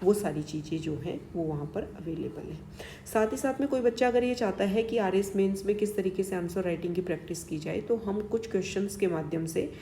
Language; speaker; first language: Hindi; native; Hindi